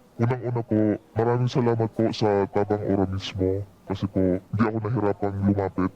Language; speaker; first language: Filipino; native; Filipino